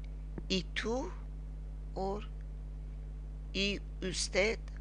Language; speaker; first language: Spanish; non-native, learner; Persian